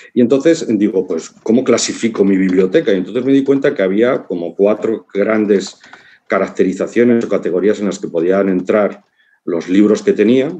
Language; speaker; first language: Spanish; native; Spanish